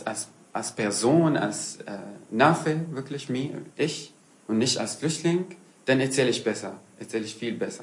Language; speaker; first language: German; non-native, learner; Arabic